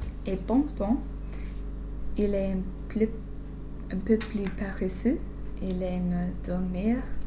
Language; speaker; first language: French; non-native, learner; English